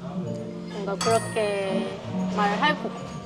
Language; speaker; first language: Korean; non-native, fluent; Japanese